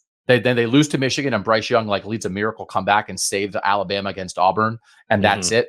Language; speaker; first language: English; native; English